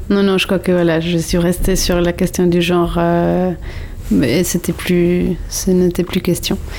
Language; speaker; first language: French; non-native, fluent; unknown